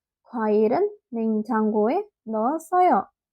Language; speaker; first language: Korean; non-native, fluent; Indonesian